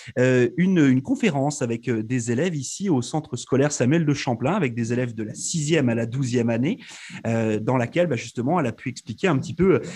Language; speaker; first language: French; native; French